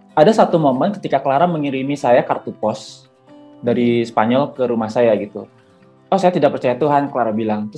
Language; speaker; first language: Indonesian; native; Indonesian